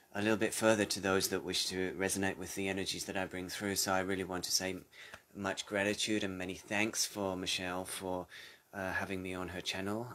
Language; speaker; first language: English; native; English